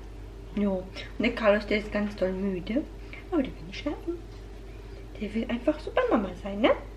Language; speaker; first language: German; native; German